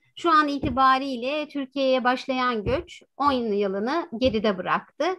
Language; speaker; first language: Turkish; native; Turkish